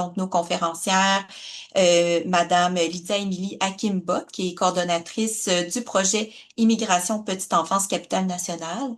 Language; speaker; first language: French; native; French